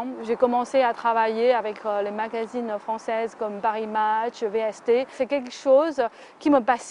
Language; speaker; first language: French; non-native, fluent; Chinese